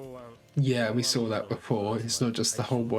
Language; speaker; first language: English; native; English